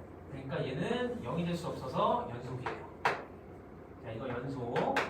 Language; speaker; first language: Korean; native; Korean